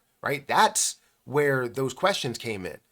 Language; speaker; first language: English; native; English